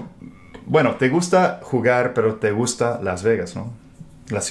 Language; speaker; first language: Spanish; non-native, fluent; English